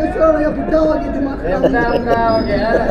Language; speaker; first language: Hindi; non-native, fluent; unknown